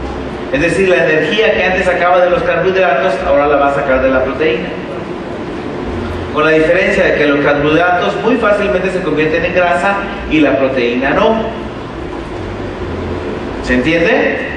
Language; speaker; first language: Spanish; native; Spanish